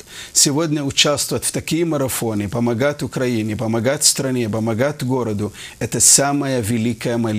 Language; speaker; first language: Russian; non-native, fluent; Arabic